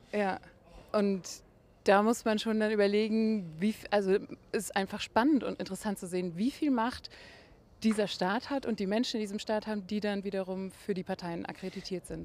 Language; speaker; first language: German; native; German